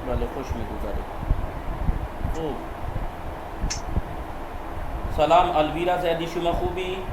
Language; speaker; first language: Persian; non-native, fluent; Urdu